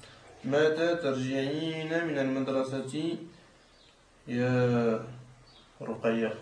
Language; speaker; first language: Arabic; non-native, learner; French